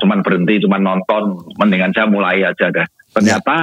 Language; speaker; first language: Indonesian; native; Indonesian